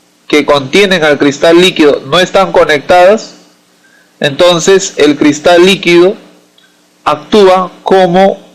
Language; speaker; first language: Spanish; native; Spanish